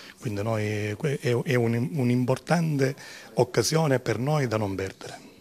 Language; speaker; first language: Italian; native; Italian